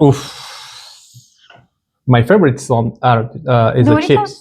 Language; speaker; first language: English; non-native, learner; Spanish